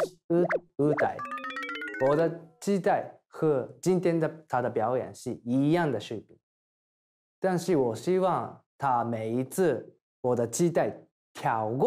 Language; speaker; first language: Chinese; non-native, learner; Thai